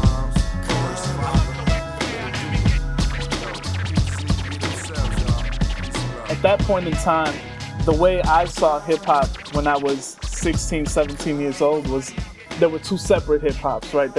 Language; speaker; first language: English; early bilingual, other home language; Spanish